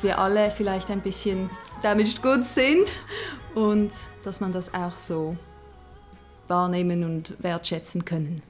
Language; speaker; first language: German; non-native, local second language; English